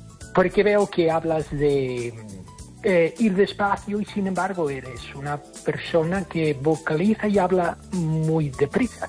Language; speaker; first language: Spanish; non-native, fluent; English